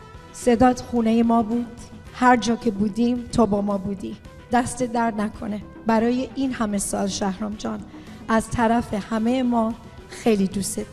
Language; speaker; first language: Persian; early bilingual, heritage; Persian